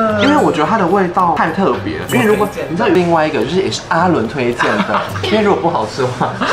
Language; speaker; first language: Chinese; native; Chinese